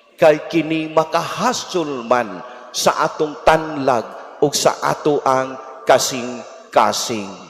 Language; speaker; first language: Cebuano; native; Cebuano